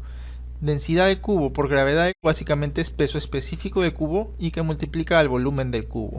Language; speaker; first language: Spanish; native; Spanish